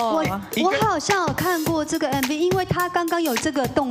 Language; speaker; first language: Chinese; native; Chinese